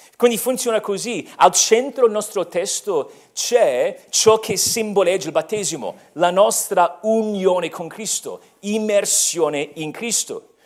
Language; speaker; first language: Italian; non-native, fluent; English